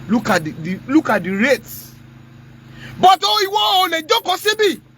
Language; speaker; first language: English; non-native, local second language; Yoruba